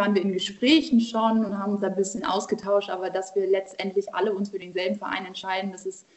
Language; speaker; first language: German; native; German